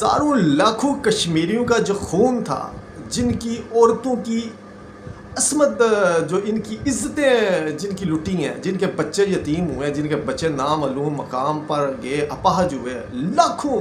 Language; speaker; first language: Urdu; non-native, local second language; Punjabi